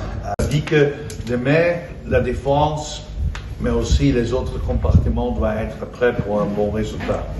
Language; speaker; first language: French; non-native, fluent; Dutch